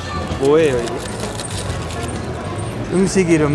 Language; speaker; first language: Korean; non-native, fluent; Luxembourgish